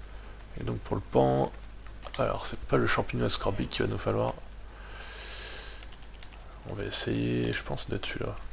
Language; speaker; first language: French; native; French